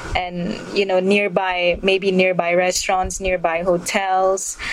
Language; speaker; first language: English; non-native, local second language; Malay